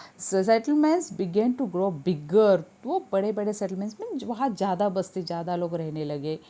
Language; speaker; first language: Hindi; non-native, local second language; Marathi